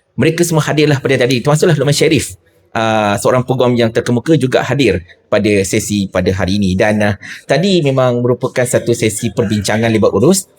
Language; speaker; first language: Malay; native; Malay